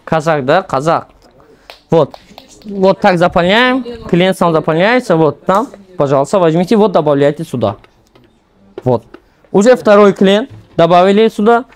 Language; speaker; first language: Russian; non-native, local second language; Tajik